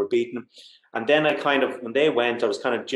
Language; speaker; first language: English; native; English